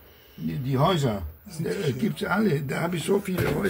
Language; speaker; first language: German; non-native, learner; Italian